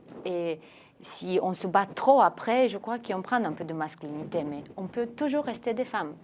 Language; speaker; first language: French; non-native, fluent; Romanian